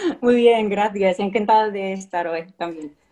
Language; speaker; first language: Spanish; non-native, fluent; English